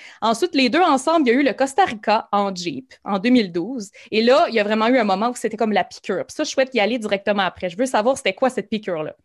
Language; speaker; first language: French; native; French